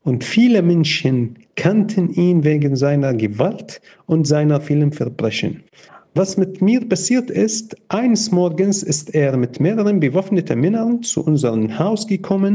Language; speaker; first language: German; non-native, fluent; Arabic